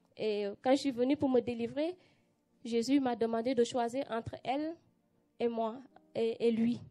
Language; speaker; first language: French; non-native, local second language; Wolof